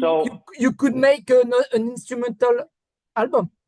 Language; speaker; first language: English; non-native, learner; French